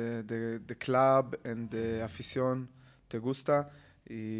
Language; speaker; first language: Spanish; non-native, learner; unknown